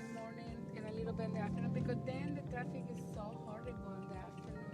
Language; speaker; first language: English; non-native, learner; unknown